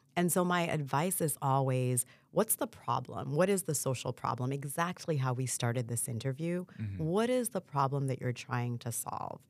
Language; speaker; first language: English; early bilingual, other home language; Haitian Creole